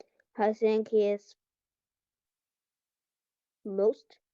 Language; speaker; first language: English; non-native, learner; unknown